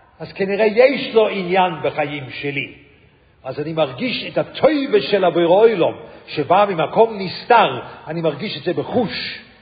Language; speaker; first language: Hebrew; non-native, fluent; English